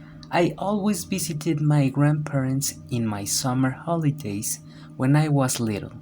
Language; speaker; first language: English; non-native, fluent; Spanish